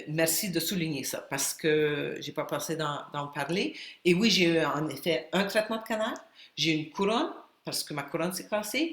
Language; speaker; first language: French; non-native, fluent; Spanish